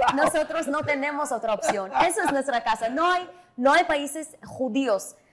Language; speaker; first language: Spanish; non-native, fluent; Hebrew